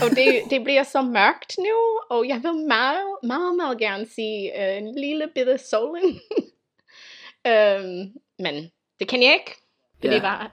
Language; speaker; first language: Danish; non-native, fluent; English